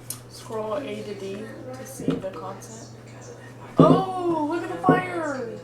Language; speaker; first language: English; native; English